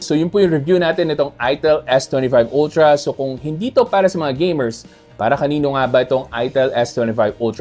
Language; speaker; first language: Filipino; native; Filipino